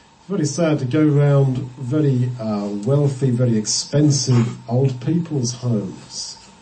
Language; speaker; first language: English; native; English